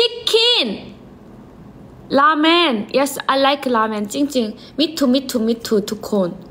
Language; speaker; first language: English; non-native, learner; Korean